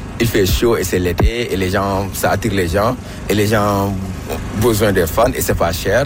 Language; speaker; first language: French; non-native, local second language; Wolof